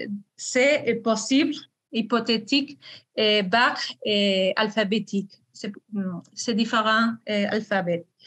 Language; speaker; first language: French; non-native, fluent; Spanish